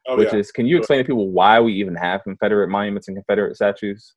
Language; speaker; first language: English; native; English